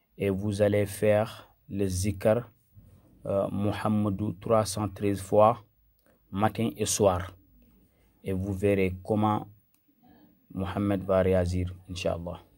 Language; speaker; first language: French; non-native, local second language; Wolof